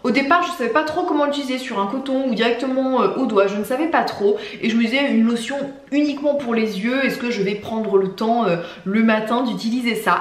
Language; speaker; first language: French; native; French